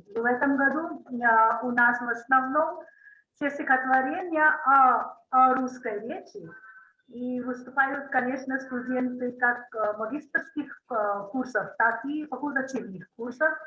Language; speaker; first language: Russian; non-native, fluent; Marathi